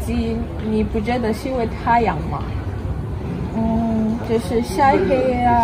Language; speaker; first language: Chinese; non-native, fluent; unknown